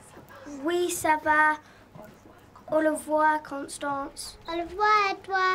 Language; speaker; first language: French; non-native, learner; English